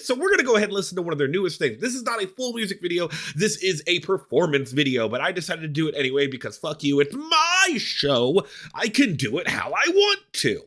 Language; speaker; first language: English; native; English